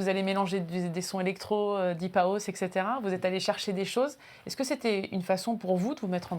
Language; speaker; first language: French; native; French